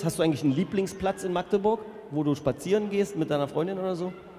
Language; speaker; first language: German; native; German